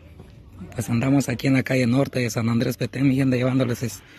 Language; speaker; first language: Spanish; native; Spanish